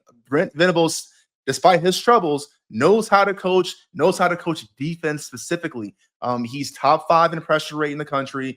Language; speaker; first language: English; native; English